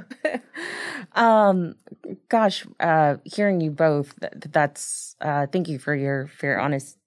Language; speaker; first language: English; early bilingual, other home language; Spanish